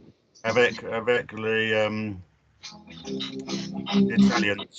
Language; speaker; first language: French; non-native, fluent; English